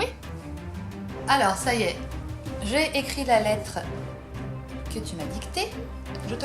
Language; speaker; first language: French; native; French